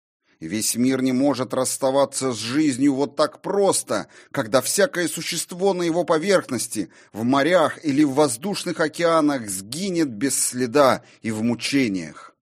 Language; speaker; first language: Russian; native; Russian